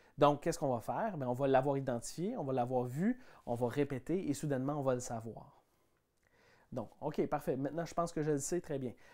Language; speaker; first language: French; native; French